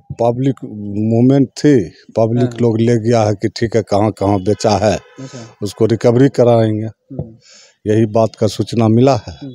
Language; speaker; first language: Hindi; native; Hindi